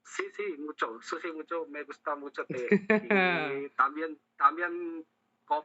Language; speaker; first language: Spanish; non-native, learner; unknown